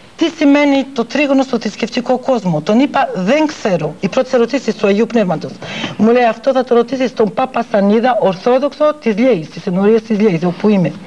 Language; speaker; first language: Greek; early bilingual, heritage; Greek